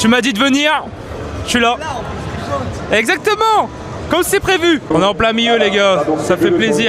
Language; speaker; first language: French; native; French